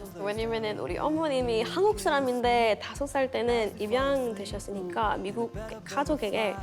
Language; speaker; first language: Korean; non-native, fluent; English